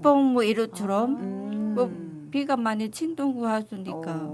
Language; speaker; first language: Korean; non-native, learner; Filipino